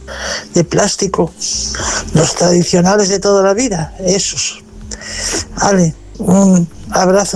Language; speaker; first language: Spanish; native; Spanish